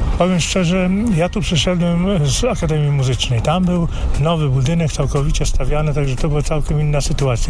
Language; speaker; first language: Polish; native; Polish